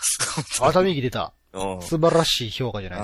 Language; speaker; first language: Japanese; native; Japanese